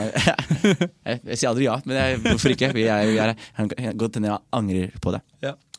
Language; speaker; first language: Norwegian; early bilingual, other home language; Somali